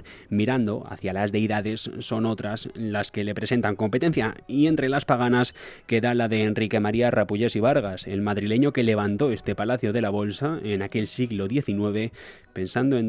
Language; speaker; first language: Spanish; native; Spanish